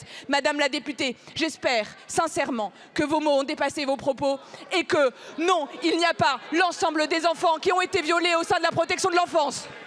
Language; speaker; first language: French; native; French